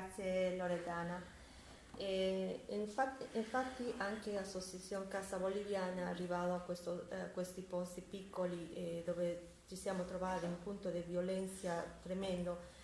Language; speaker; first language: Italian; non-native, fluent; Spanish